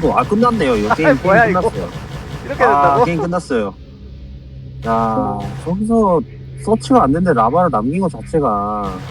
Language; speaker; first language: Korean; native; Korean